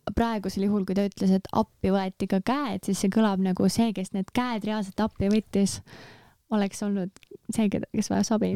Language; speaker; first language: Estonian; native; Estonian